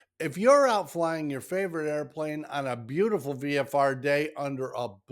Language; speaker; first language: English; native; English